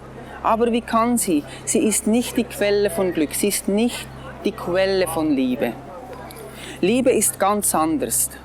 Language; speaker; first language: German; non-native, fluent; English